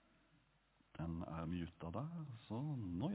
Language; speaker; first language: Norwegian; native; Norwegian